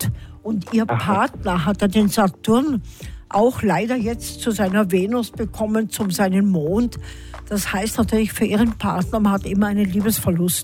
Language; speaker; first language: German; native; German